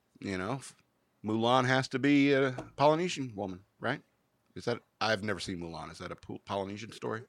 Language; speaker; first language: English; native; English